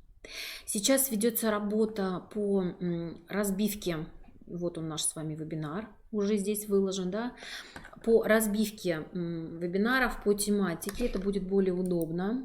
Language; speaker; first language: Russian; native; Russian